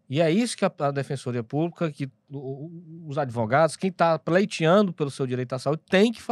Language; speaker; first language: Portuguese; native; Portuguese